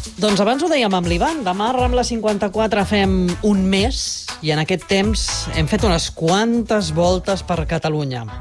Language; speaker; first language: Catalan; native; Catalan